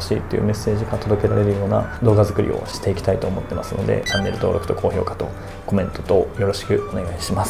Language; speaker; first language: Japanese; native; Japanese